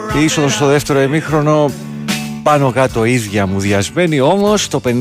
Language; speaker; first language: Greek; native; Greek